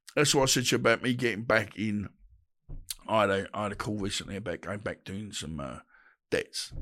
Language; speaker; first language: English; native; English